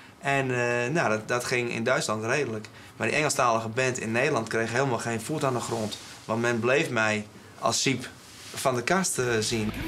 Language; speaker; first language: Dutch; non-native, local second language; Western Frisian